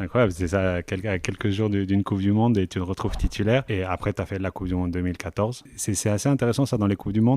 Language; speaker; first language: French; native; French